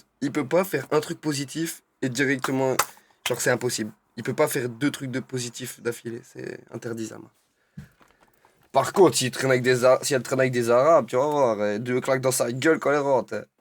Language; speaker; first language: French; native; French